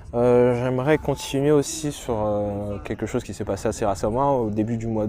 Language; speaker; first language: French; native; French